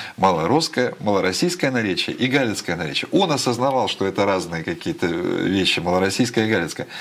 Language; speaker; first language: Russian; native; Russian